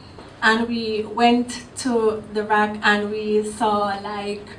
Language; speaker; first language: English; non-native, local second language; Jamaican Creole English